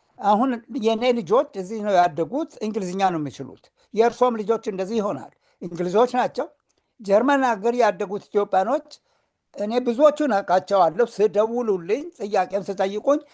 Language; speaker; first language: Amharic; non-native, local second language; Oromo